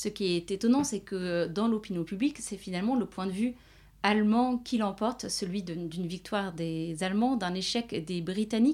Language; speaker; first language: French; native; French